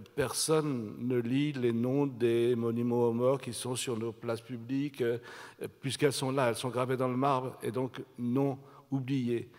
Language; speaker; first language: French; native; French